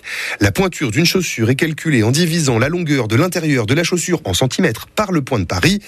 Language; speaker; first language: French; native; French